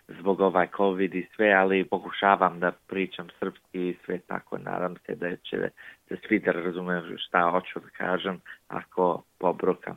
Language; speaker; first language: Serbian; early bilingual, heritage; English